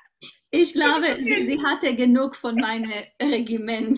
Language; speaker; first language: German; non-native, fluent; Hebrew